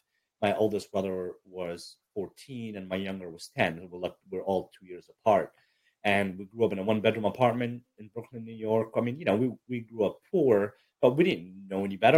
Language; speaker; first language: English; early bilingual, other home language; Arabic